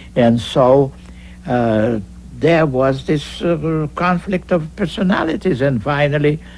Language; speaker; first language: English; non-native, fluent; Russian